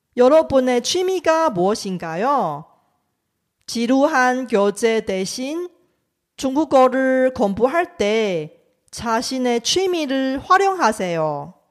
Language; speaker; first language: Korean; non-native, fluent; Chinese